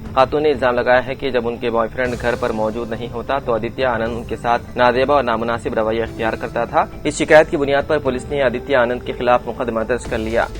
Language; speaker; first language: Urdu; native; Urdu